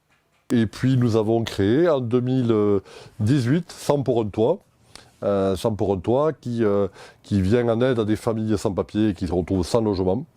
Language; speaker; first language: French; native; French